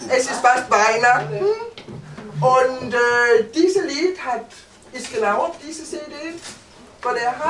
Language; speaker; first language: German; non-native, fluent; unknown